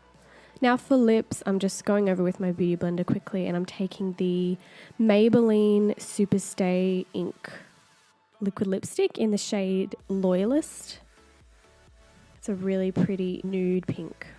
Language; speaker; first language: English; native; English